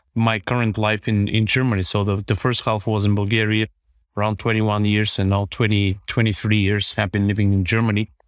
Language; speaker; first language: English; non-native, fluent; Bulgarian